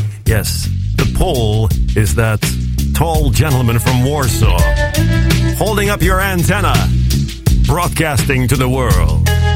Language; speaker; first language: English; non-native, fluent; Russian